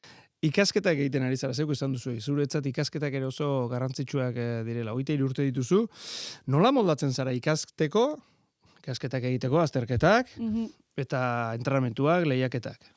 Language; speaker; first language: Basque; native; Basque